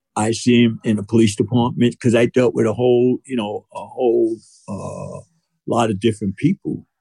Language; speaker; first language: English; native; English